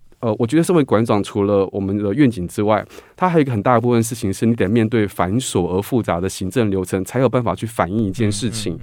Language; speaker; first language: Chinese; native; Chinese